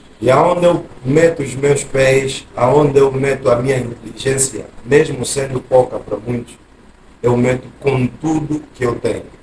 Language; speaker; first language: Portuguese; native; Portuguese